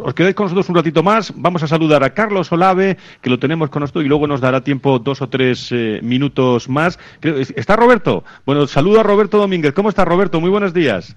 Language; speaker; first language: Spanish; native; Spanish